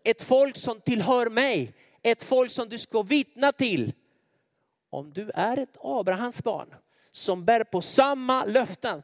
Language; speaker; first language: Swedish; non-native, fluent; Spanish